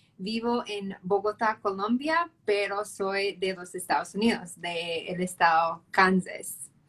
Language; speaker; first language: Spanish; non-native, fluent; English